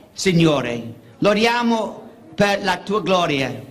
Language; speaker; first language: Italian; non-native, learner; English